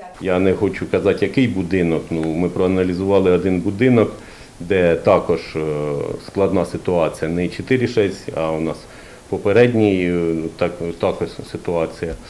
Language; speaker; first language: Ukrainian; native; Ukrainian